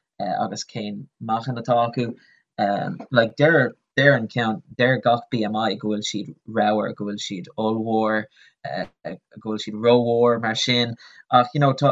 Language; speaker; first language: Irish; non-native, local second language; English